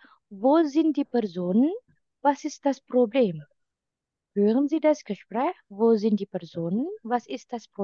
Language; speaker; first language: German; non-native, fluent; Indonesian